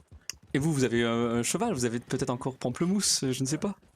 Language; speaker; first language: French; native; French